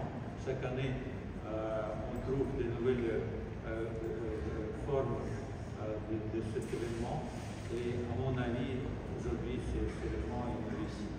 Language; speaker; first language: French; non-native, fluent; Russian